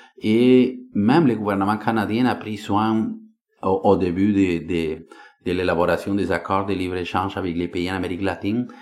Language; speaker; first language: French; non-native, fluent; Spanish